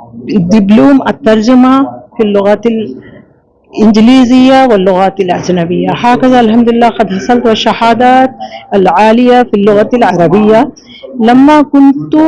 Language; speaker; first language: Arabic; non-native, fluent; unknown